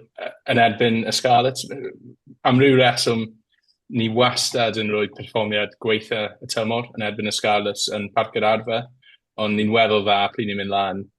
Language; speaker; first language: Welsh; native; Welsh